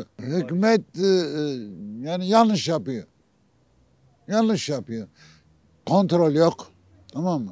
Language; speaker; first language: Turkish; non-native, local second language; Kurdish